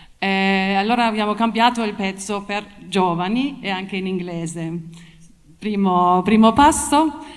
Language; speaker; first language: Italian; non-native, fluent; German